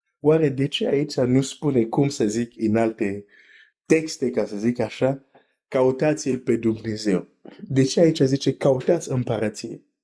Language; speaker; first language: Romanian; non-native, fluent; French